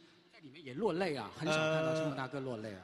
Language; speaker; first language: Chinese; native; Chinese